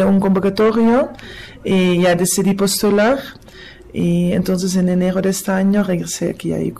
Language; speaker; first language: Spanish; non-native, fluent; Dutch